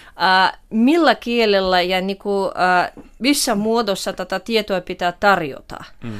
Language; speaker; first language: Finnish; non-native, fluent; Russian